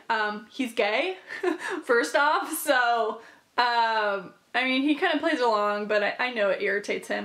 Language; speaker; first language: English; native; English